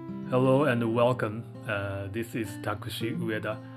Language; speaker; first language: English; non-native, fluent; Japanese